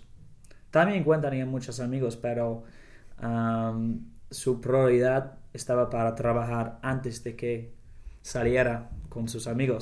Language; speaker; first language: Spanish; non-native, learner; English